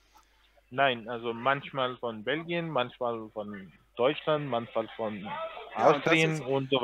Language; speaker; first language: German; non-native, learner; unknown